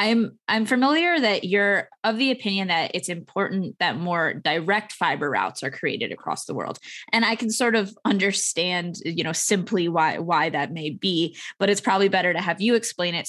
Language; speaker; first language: English; native; English